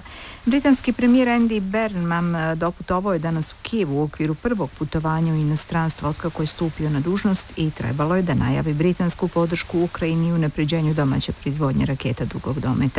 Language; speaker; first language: Croatian; native; Croatian